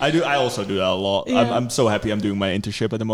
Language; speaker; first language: English; non-native, fluent; Dutch